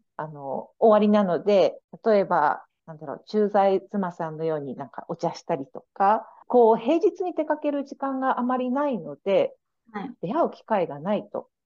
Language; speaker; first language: Japanese; native; Japanese